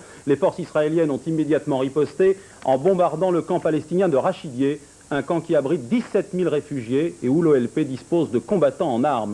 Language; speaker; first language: French; native; French